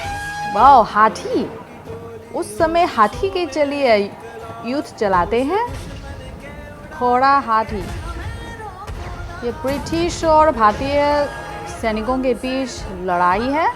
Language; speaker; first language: Hindi; non-native, fluent; Chinese